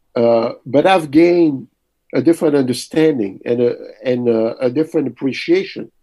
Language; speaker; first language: English; early bilingual, other home language; French